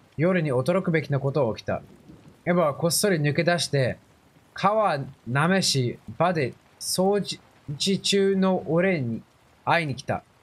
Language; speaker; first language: Japanese; non-native, fluent; English